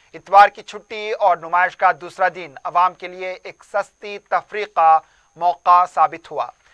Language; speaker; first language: Urdu; native; Urdu